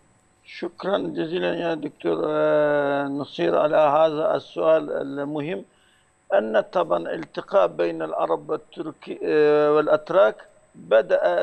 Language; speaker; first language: Arabic; non-native, fluent; Turkish